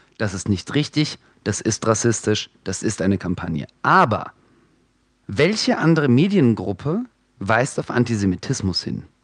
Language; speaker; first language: German; early bilingual, other home language; Russian